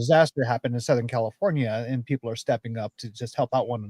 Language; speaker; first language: English; native; English